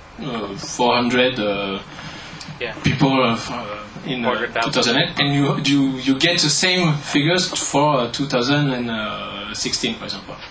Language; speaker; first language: English; non-native, learner; French